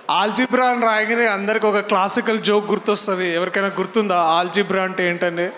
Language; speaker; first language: Telugu; native; Telugu